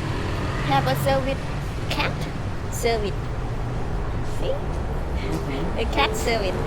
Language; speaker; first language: English; non-native, learner; Thai